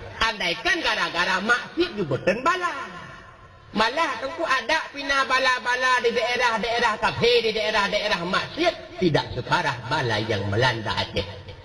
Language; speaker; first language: Malay; non-native, local second language; Achinese